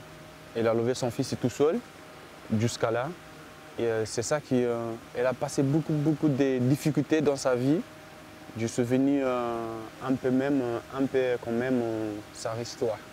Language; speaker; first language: French; non-native, learner; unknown